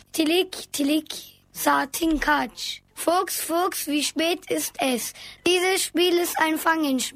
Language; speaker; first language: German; early bilingual, other home language; Turkish